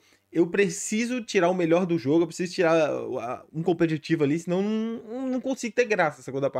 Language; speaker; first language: Portuguese; native; Portuguese